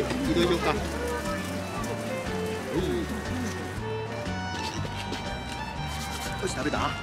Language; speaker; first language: Japanese; native; Japanese